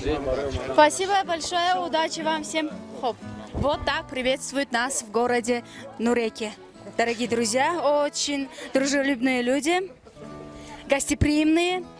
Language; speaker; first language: Russian; non-native, local second language; Tajik